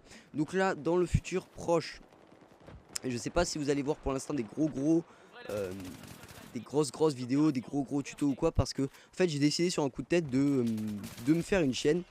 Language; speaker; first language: French; native; French